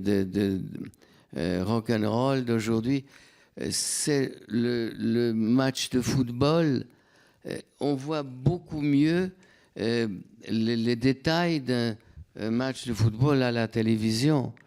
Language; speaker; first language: French; non-native, fluent; Polish